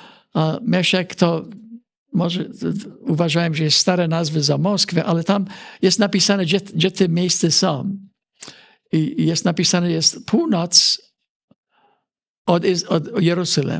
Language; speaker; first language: Polish; early bilingual, heritage; Polish